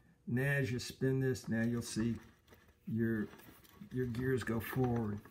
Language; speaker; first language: English; native; English